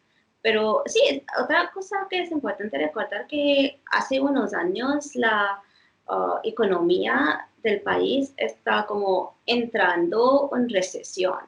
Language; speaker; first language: Spanish; non-native, fluent; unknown